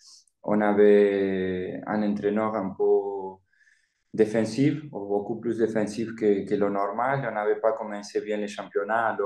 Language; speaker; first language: French; non-native, fluent; Spanish